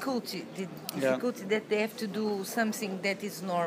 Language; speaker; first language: English; non-native, learner; Portuguese